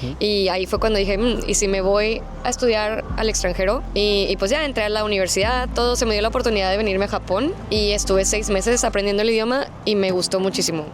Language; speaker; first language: Spanish; native; Spanish